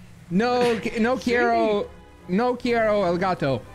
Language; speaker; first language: Spanish; non-native, learner; English